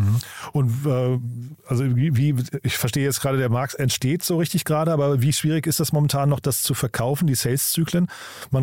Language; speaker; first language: German; native; German